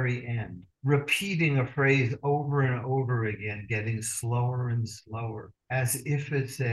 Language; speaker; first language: English; native; English